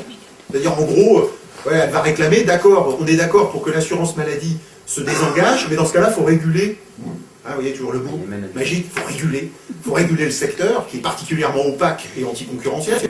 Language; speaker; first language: French; native; French